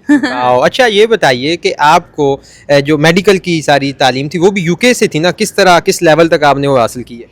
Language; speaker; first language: Urdu; native; Urdu